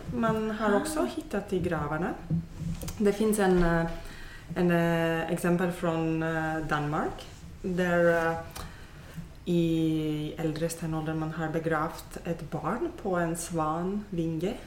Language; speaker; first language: Swedish; non-native, fluent; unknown